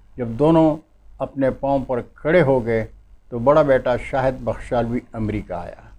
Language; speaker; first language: Urdu; non-native, local second language; Pashto